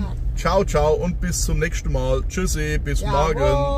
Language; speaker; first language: German; native; German